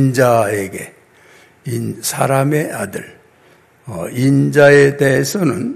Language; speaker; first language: Korean; native; Korean